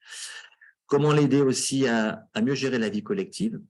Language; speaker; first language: French; native; French